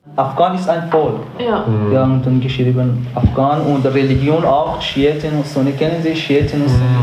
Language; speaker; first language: German; non-native, learner; Persian